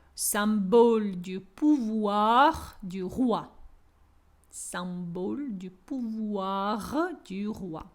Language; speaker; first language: French; non-native, fluent; Ukrainian